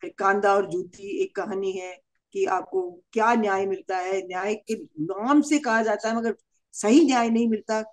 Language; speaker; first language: Hindi; non-native, local second language; Tamil